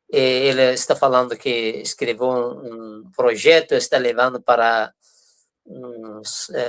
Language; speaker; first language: Portuguese; non-native, fluent; Persian